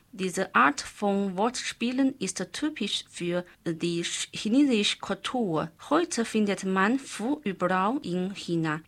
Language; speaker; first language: German; non-native, learner; Chinese